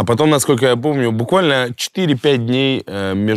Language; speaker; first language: Russian; native; Russian